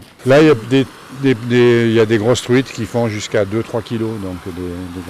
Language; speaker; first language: French; native; French